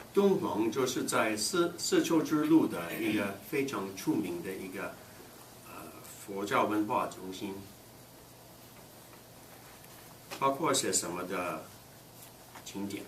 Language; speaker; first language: Chinese; non-native, fluent; English